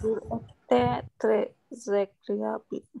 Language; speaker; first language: French; non-native, learner; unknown